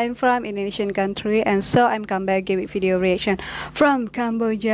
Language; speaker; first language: English; non-native, learner; Indonesian